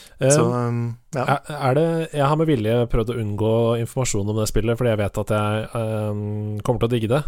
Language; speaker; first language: Norwegian; native; Norwegian